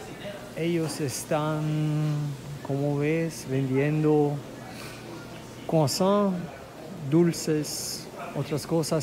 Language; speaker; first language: Spanish; non-native, fluent; German